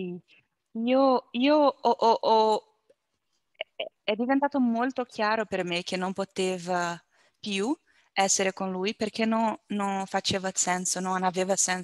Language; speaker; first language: Italian; non-native, learner; Portuguese